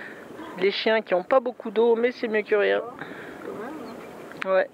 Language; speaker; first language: French; native; French